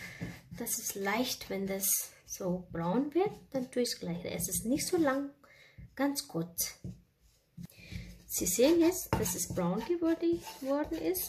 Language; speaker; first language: German; non-native, learner; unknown